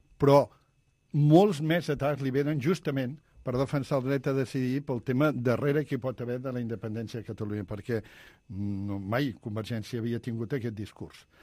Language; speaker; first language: Catalan; native; Catalan